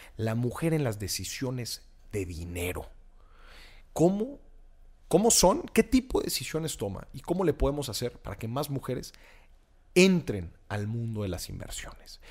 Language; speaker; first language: Spanish; native; Spanish